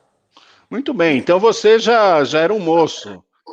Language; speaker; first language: Portuguese; native; Portuguese